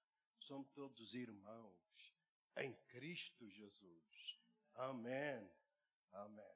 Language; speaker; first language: Portuguese; native; Portuguese